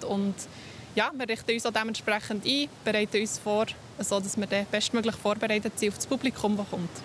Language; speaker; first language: German; native; German